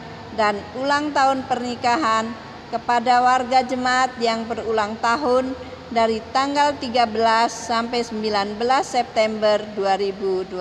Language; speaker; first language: Indonesian; native; Indonesian